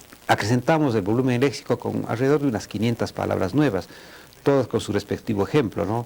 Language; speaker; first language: Spanish; native; Spanish